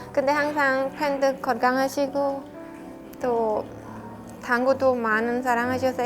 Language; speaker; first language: Korean; non-native, learner; Khmer